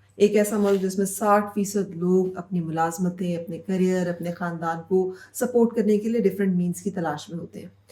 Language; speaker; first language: Urdu; native; Urdu